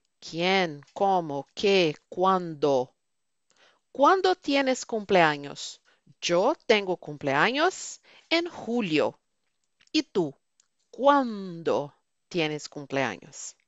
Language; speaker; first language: Spanish; non-native, fluent; Portuguese